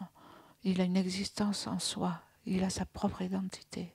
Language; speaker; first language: French; native; French